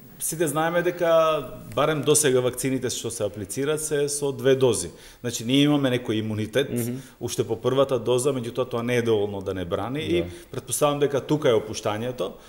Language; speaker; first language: Macedonian; non-native, local second language; Albanian